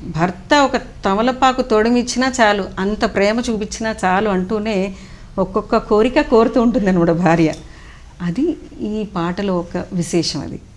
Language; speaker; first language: Telugu; native; Telugu